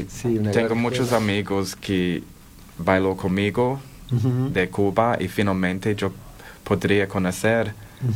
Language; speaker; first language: Spanish; non-native, learner; English